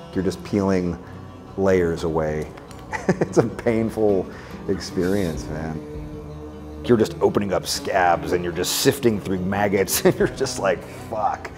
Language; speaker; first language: English; native; English